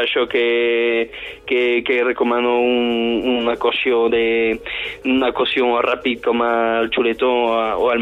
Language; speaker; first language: Catalan; non-native, fluent; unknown